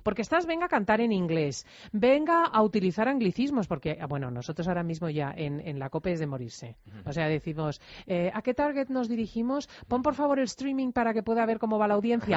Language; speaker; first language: Spanish; native; Spanish